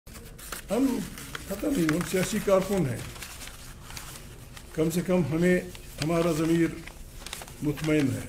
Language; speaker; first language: Urdu; non-native, local second language; Pashto